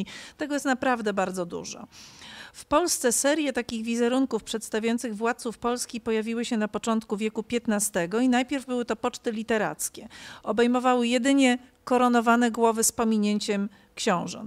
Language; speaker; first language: Polish; native; Polish